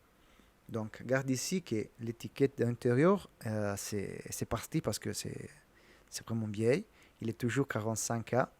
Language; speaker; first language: French; non-native, learner; Italian